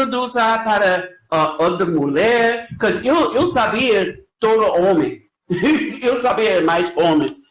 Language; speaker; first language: Portuguese; non-native, learner; English